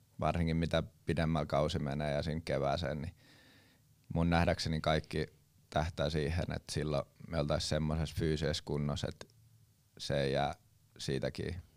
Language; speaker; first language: Finnish; native; Finnish